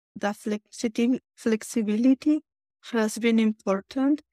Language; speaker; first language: English; non-native, fluent; Spanish